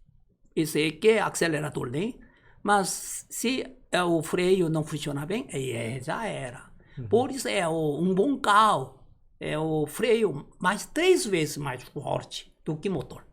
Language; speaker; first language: Portuguese; non-native, learner; Korean